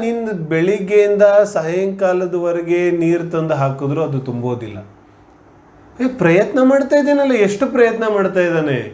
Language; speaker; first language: Kannada; non-native, local second language; Hindi